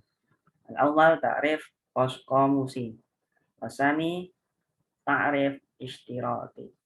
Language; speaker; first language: Arabic; non-native, learner; Indonesian